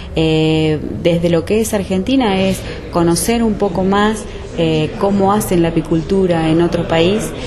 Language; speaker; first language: Spanish; native; Spanish